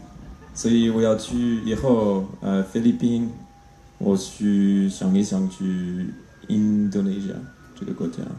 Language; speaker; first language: Chinese; non-native, learner; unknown